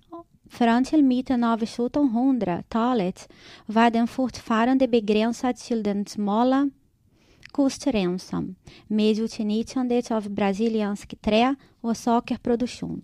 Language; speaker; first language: Swedish; non-native, fluent; Portuguese